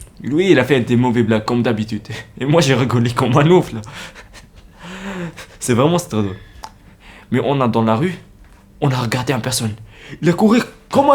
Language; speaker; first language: French; non-native, learner; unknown